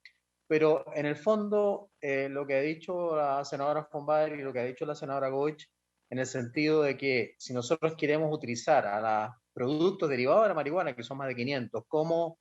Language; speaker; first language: Spanish; native; Spanish